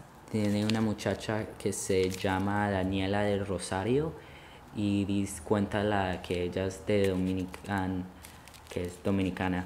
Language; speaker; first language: Spanish; early bilingual, heritage; Spanish